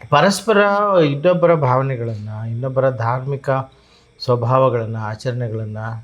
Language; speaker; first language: Kannada; native; Kannada